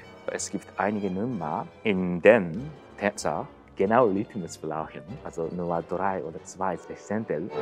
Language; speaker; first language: German; non-native, learner; Japanese